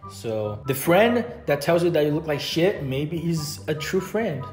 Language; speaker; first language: English; non-native, fluent; Portuguese